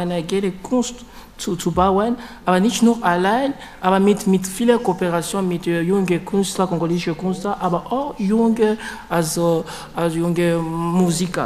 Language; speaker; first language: German; non-native, learner; French